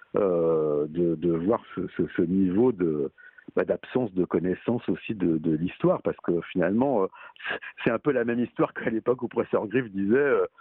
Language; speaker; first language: French; native; French